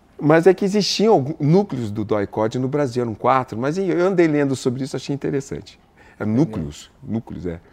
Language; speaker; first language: Portuguese; native; Portuguese